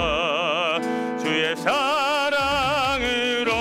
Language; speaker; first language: Korean; native; Korean